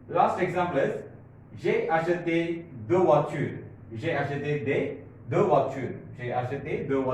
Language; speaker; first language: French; non-native, fluent; Tamil